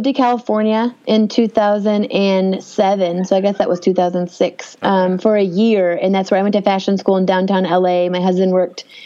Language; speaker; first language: English; native; English